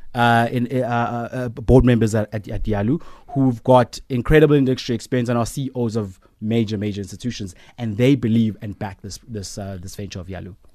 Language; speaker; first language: English; non-native, local second language; Zulu